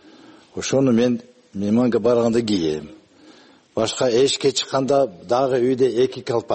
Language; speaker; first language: Kyrgyz; non-native, local second language; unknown